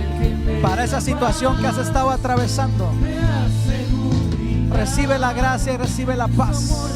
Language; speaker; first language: Spanish; native; Spanish